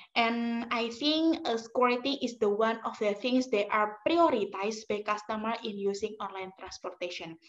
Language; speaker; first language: English; non-native, learner; Indonesian